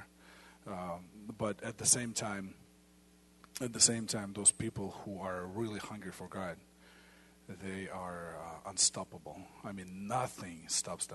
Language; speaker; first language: English; non-native, fluent; Ukrainian